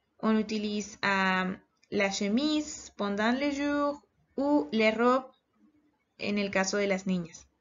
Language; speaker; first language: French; non-native, learner; Spanish